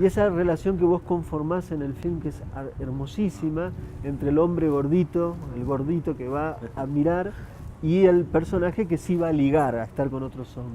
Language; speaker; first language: Spanish; native; Spanish